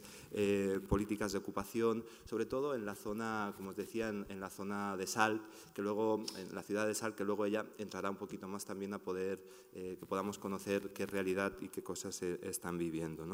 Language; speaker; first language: Spanish; native; Spanish